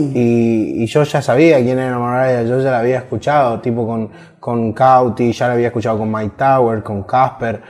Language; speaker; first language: Spanish; native; Spanish